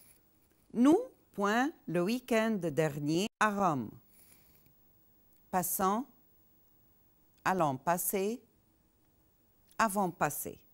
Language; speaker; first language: French; non-native, fluent; Arabic